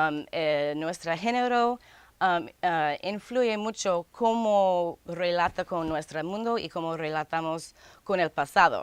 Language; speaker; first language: Spanish; non-native, fluent; English